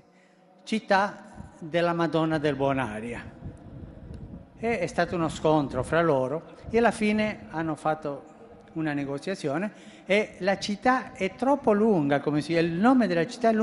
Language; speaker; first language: Italian; non-native, fluent; Spanish